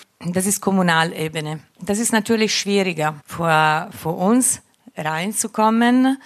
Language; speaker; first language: German; non-native, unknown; Italian